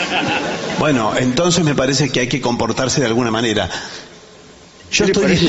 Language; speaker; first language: Spanish; native; Spanish